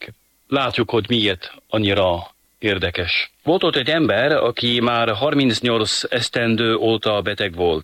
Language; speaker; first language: Hungarian; non-native, fluent; French